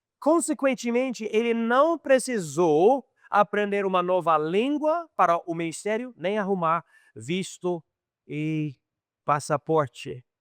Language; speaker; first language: Portuguese; non-native, fluent; English